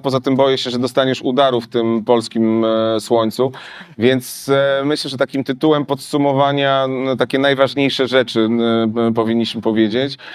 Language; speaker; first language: Polish; native; Polish